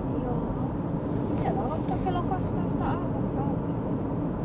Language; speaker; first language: Finnish; non-native, learner; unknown